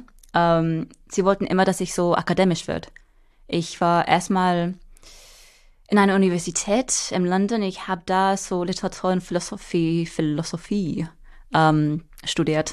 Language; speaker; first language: German; non-native, fluent; English